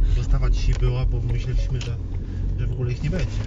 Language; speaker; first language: Polish; native; Polish